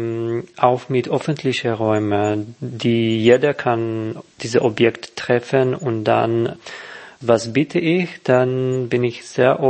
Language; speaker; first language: German; non-native, learner; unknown